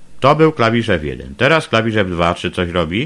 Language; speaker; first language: Polish; native; Polish